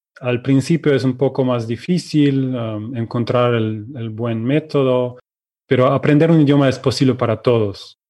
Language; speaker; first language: Spanish; non-native, fluent; Russian